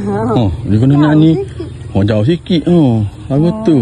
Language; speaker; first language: Malay; native; Malay